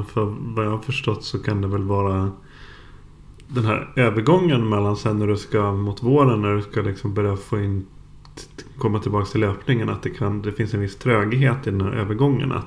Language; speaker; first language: Swedish; native; Swedish